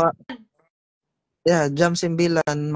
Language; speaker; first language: Indonesian; non-native, learner; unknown